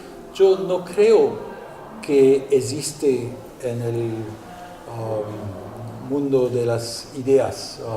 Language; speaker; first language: Spanish; non-native, learner; French